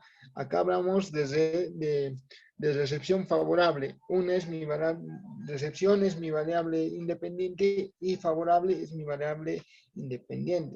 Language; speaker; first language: Spanish; native; Spanish